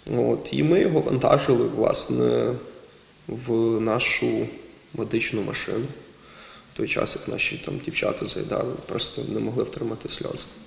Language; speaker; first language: Ukrainian; non-native, local second language; Russian